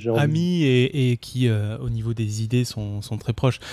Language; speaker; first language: French; native; French